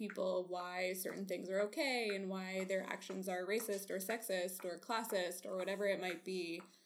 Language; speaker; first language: English; native; English